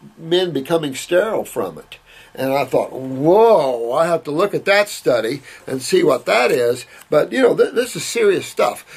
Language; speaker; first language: English; native; English